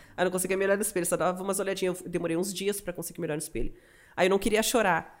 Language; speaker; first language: Portuguese; native; Portuguese